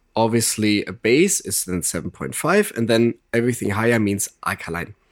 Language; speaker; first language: English; non-native, fluent; German